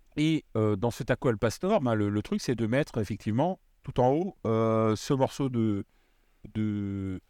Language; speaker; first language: French; native; French